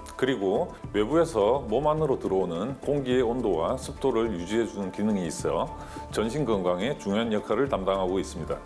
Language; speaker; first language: Korean; native; Korean